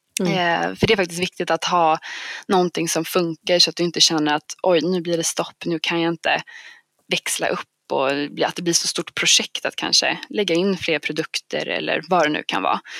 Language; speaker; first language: Swedish; native; Swedish